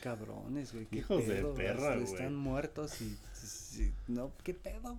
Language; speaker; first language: Spanish; native; Spanish